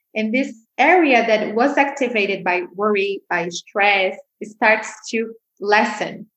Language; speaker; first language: English; non-native, fluent; Portuguese